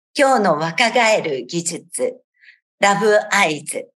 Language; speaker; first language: Japanese; native; Japanese